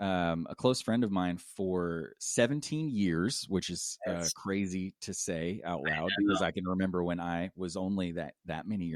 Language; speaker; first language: English; native; English